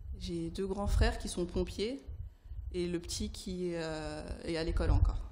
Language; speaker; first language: French; early bilingual, other home language; Haitian Creole